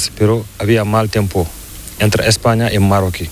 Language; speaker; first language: Spanish; non-native, learner; Fula